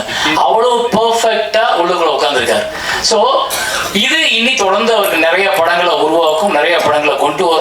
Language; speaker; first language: Tamil; native; Tamil